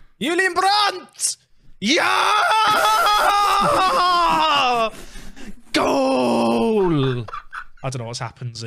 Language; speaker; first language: English; native; English